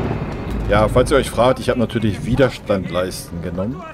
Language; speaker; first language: German; native; German